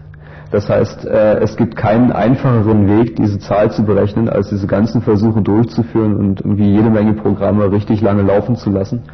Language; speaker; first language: German; native; German